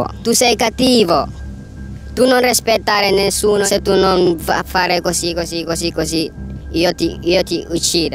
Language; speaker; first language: Italian; non-native, learner; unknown